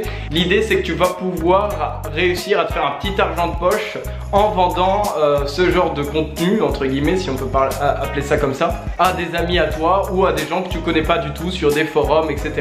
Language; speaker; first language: French; native; French